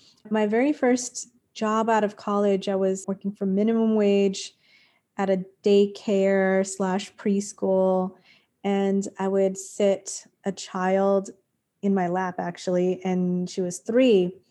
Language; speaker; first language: English; native; English